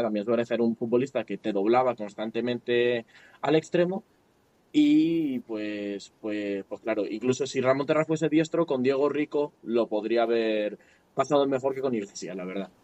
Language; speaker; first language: Spanish; native; Spanish